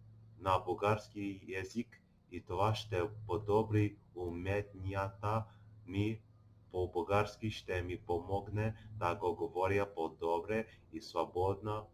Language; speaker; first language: Bulgarian; non-native, learner; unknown